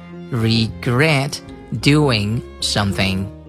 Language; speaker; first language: English; non-native, fluent; Chinese